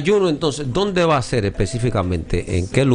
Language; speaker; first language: Spanish; native; Spanish